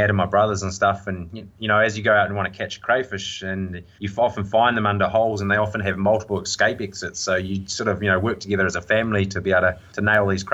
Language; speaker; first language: English; native; English